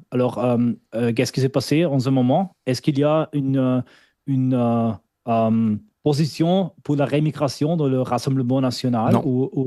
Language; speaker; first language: French; non-native, fluent; German